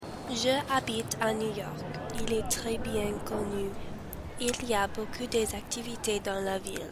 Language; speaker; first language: French; non-native, learner; English